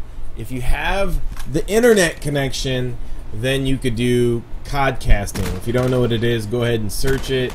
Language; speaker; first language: English; native; English